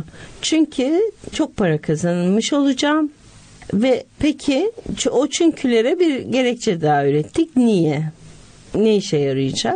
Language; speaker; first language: Turkish; native; Turkish